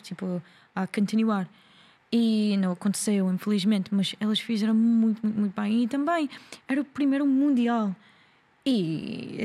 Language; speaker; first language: Portuguese; non-native, learner; English